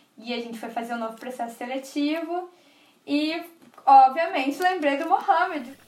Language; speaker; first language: Portuguese; native; Portuguese